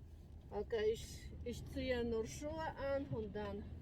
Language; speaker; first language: German; non-native, learner; Polish